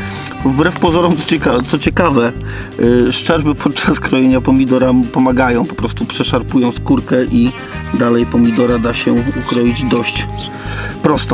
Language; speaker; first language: Polish; native; Polish